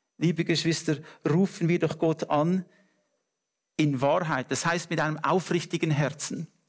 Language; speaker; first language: German; non-native, fluent; English